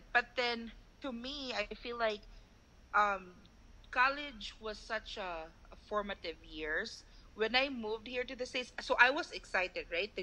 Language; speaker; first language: English; non-native, local second language; Cebuano